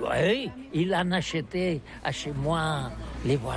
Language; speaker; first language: French; non-native, learner; Catalan